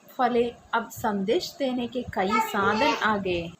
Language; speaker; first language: Hindi; non-native, local second language; Malayalam